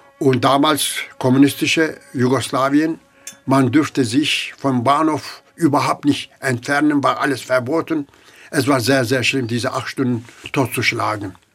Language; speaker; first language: German; non-native, fluent; Turkish